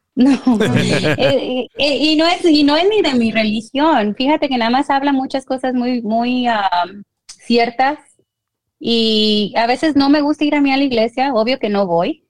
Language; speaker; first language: Spanish; native; Spanish